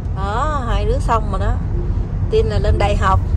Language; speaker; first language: Vietnamese; native; Vietnamese